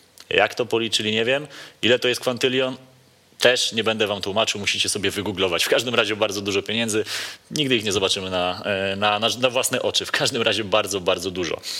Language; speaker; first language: Polish; native; Polish